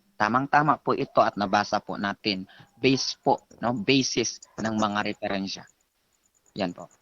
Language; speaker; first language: Filipino; native; Filipino